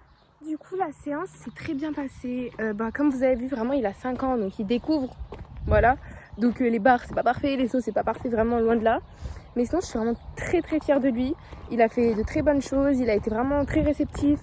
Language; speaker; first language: French; native; French